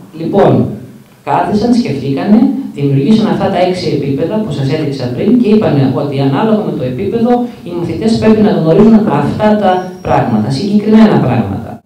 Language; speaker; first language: Greek; early bilingual, heritage; Greek